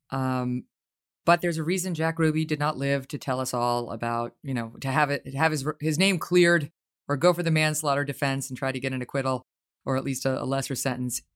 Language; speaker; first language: English; native; English